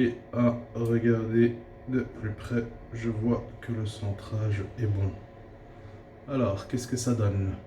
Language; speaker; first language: French; native; French